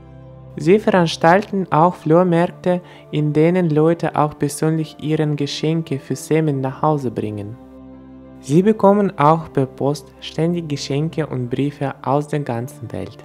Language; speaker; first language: German; non-native, fluent; Russian